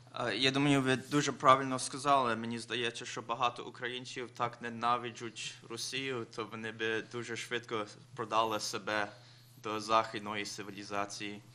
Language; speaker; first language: Ukrainian; early bilingual, heritage; Ukrainian